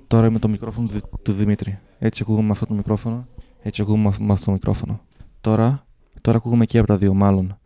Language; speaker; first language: Greek; native; Greek